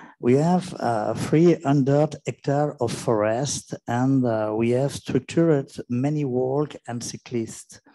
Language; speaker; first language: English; non-native, learner; French